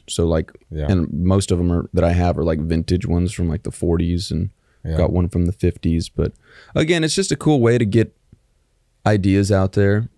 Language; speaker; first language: English; native; English